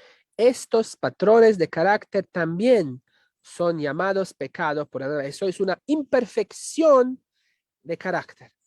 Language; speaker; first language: Spanish; non-native, fluent; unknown